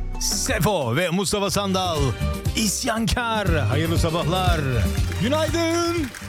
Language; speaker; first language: Turkish; early bilingual, heritage; Turkish